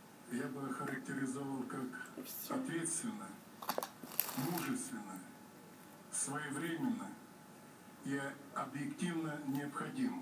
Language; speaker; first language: Russian; native; Russian